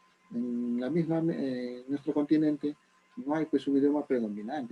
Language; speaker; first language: Spanish; native; Spanish